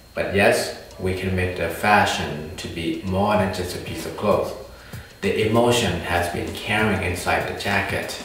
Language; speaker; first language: English; non-native, fluent; Thai